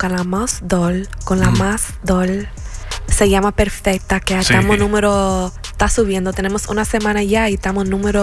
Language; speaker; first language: Spanish; early bilingual, heritage; Spanish